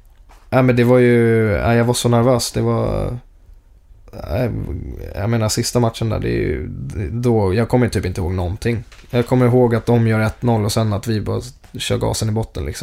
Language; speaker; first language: Swedish; native; Swedish